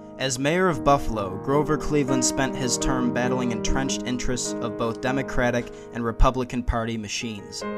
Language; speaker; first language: English; native; English